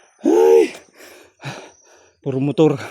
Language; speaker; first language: Filipino; native; Filipino